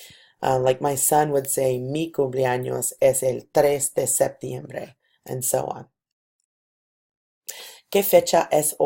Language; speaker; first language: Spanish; non-native, fluent; English